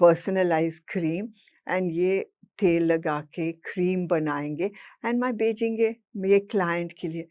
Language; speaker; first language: Hindi; non-native, local second language; English